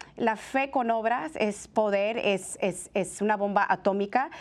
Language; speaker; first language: Spanish; native; Spanish